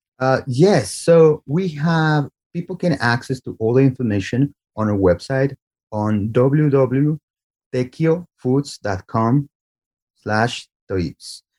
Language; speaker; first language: English; non-native, fluent; Spanish